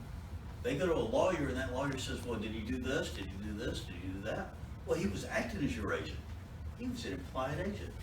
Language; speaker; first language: English; native; English